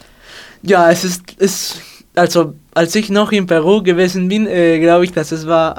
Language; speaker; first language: German; non-native, learner; Spanish